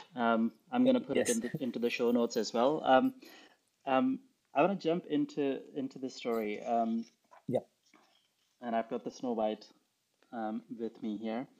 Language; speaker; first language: English; non-native, local second language; Urdu